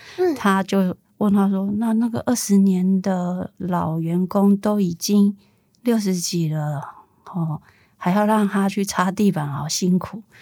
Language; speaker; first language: Chinese; native; Chinese